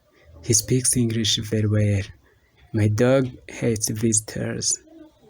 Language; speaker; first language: English; non-native, fluent; Rundi